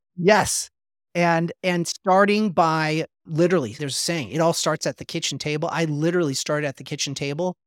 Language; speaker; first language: English; native; English